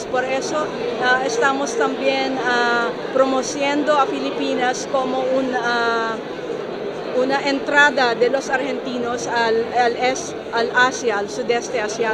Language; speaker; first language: Spanish; non-native, fluent; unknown